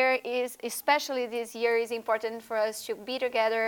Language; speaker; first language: English; non-native, fluent; Portuguese